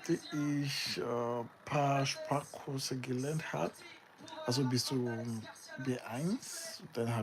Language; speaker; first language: German; non-native, learner; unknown